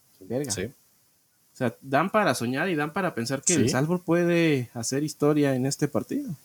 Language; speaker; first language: Spanish; native; Spanish